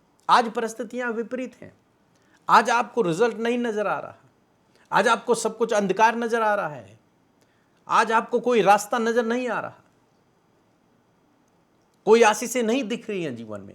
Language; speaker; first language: Hindi; native; Hindi